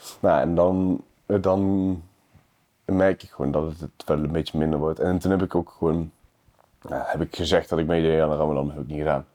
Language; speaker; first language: Dutch; native; Dutch